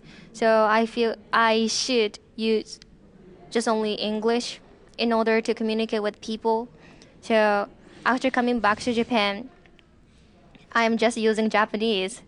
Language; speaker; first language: English; non-native, learner; Japanese